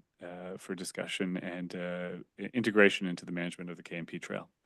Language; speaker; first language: English; native; English